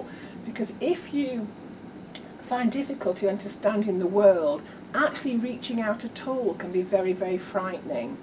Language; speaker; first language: English; native; English